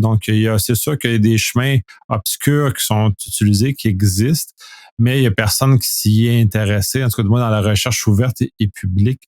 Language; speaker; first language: French; native; French